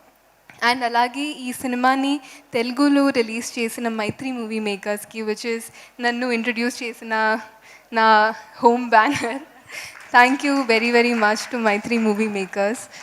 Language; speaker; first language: Telugu; non-native, local second language; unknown